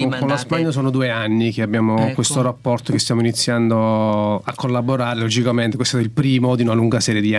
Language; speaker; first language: Italian; native; Italian